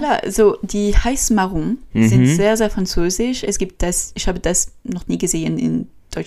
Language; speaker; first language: German; non-native, learner; French